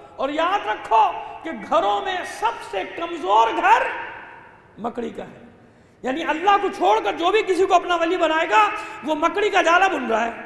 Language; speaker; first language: Urdu; native; Urdu